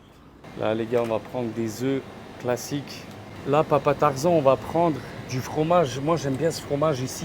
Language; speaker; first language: French; native; French